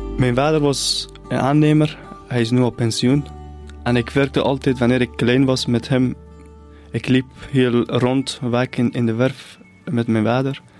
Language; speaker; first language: Dutch; non-native, fluent; Persian